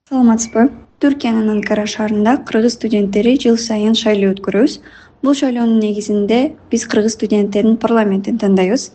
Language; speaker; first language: Kyrgyz; native; Kyrgyz